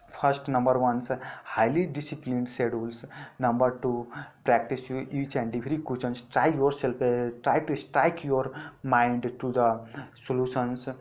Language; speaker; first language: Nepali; non-native, local second language; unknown